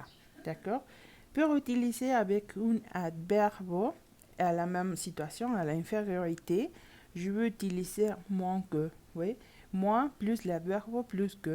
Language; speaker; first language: French; non-native, learner; Spanish